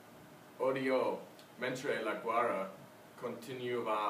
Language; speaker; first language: Italian; non-native, learner; English